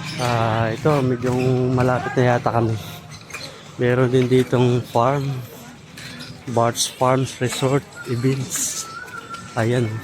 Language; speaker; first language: Filipino; non-native, local second language; Waray